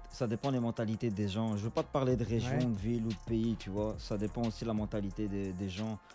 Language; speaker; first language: French; native; French